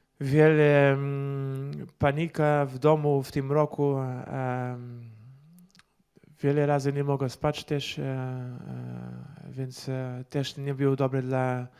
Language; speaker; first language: Polish; non-native, learner; Portuguese